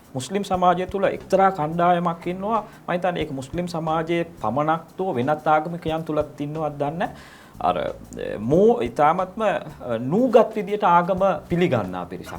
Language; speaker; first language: Sinhala; non-native, local second language; Tamil